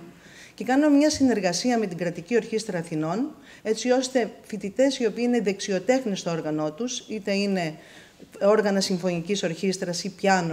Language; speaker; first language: Greek; native; Greek